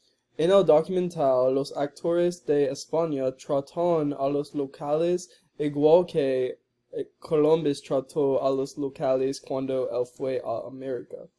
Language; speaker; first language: Spanish; non-native, learner; English